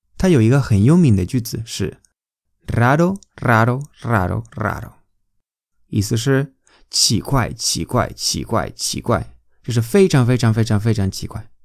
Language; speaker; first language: Chinese; non-native, fluent; Spanish